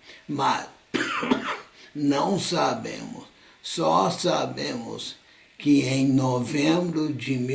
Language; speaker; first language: Portuguese; non-native, fluent; English